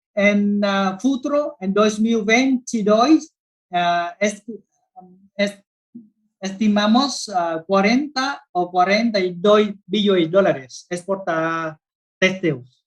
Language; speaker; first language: Spanish; non-native, learner; Vietnamese